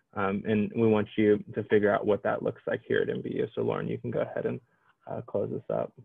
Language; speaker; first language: English; native; English